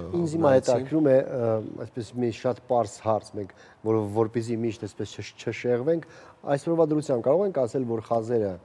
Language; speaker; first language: Armenian; native; Armenian